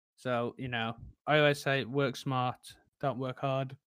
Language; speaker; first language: English; native; English